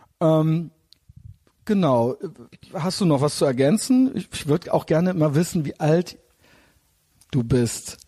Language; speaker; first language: German; native; German